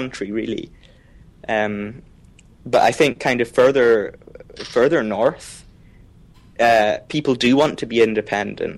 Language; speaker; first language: English; native; English